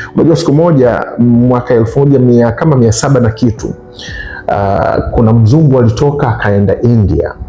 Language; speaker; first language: Swahili; native; Swahili